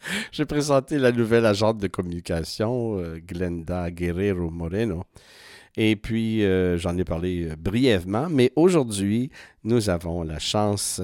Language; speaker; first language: French; native; French